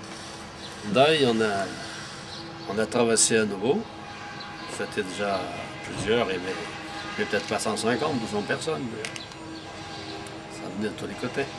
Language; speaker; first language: French; non-native, fluent; Portuguese